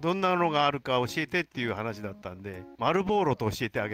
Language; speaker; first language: Japanese; native; Japanese